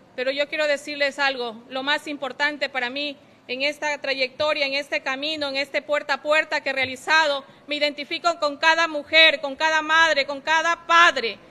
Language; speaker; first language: Spanish; native; Spanish